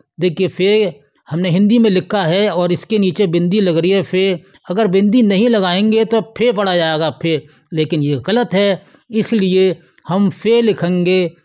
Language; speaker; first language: Hindi; native; Hindi